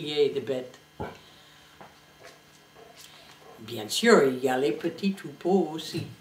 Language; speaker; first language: French; non-native, fluent; English